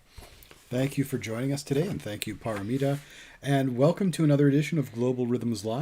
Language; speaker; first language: English; native; English